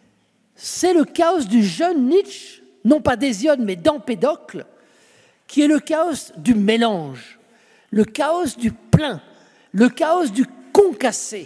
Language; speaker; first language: French; native; French